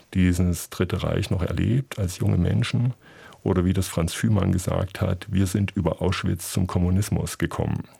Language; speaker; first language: German; native; German